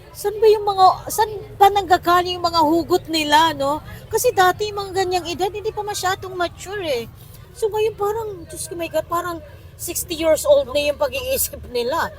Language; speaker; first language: Filipino; non-native, local second language; Waray